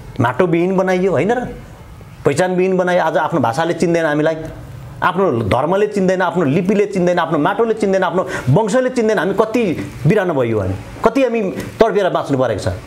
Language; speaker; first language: Nepali; non-native, local second language; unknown